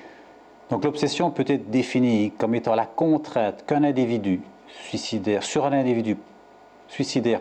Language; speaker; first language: French; native; French